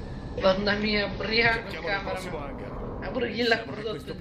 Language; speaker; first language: Italian; native; Italian